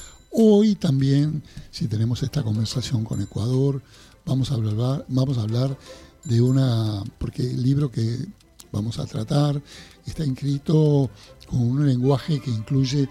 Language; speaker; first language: Spanish; native; Spanish